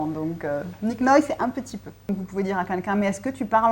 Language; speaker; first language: French; native; French